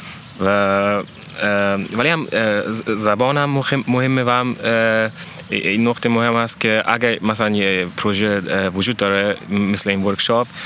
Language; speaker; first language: Persian; early bilingual, heritage; Persian